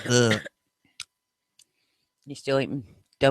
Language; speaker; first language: English; native; English